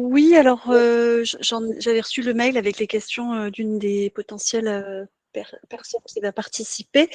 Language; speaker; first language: French; native; French